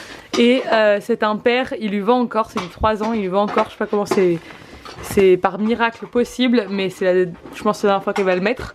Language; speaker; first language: French; native; French